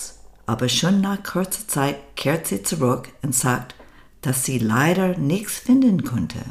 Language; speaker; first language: German; non-native, learner; English